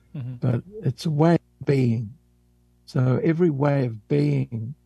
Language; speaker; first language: English; native; English